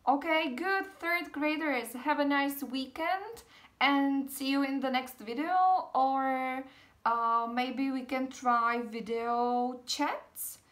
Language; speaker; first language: English; non-native, fluent; Czech